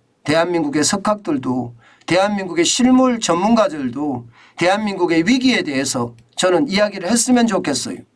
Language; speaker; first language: Korean; native; Korean